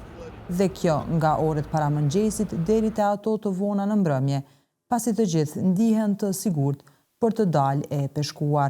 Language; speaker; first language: Albanian; native; Albanian